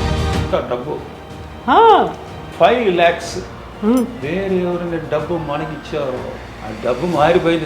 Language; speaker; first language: Telugu; non-native, local second language; Tamil